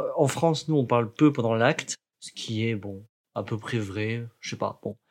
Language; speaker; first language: French; native; French